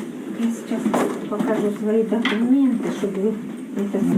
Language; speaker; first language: Russian; native; Russian